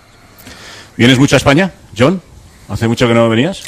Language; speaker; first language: Spanish; native; Spanish